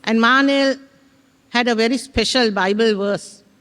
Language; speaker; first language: English; non-native, local second language; Sinhala